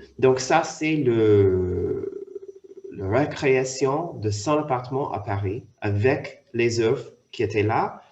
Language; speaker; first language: French; non-native, fluent; English